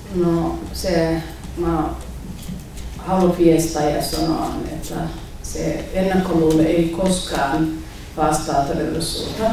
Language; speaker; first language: Finnish; non-native, learner; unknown